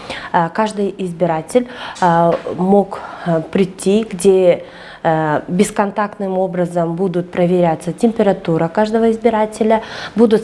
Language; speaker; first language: Russian; non-native, local second language; Kyrgyz